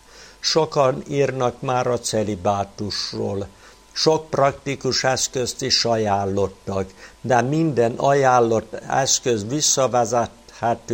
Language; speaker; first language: Hungarian; native; Hungarian